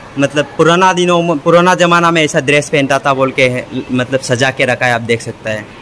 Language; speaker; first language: Hindi; non-native, local second language; Assamese